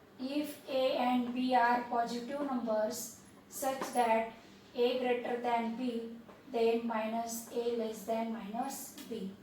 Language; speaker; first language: English; non-native, local second language; Marathi